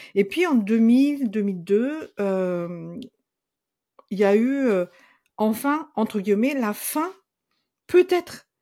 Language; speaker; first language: French; non-native, local second language; Malagasy